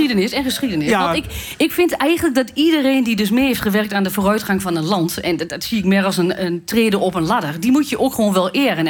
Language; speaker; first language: Dutch; native; Dutch